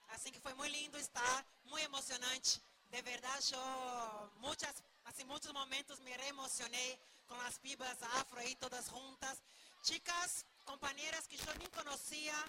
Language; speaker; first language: Spanish; non-native, fluent; Portuguese